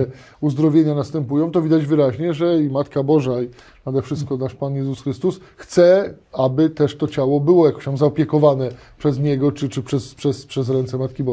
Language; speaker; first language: Polish; native; Polish